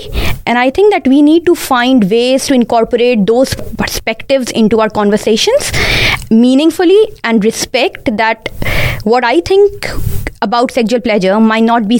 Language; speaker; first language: English; non-native, local second language; Urdu